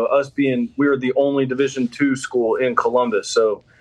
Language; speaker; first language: English; native; English